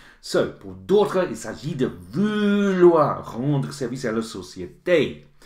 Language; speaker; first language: French; non-native, fluent; English